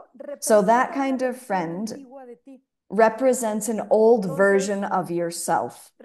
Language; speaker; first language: English; non-native, fluent; Spanish